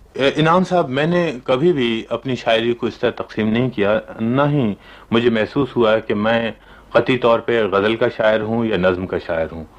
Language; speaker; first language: Urdu; non-native, local second language; Pashto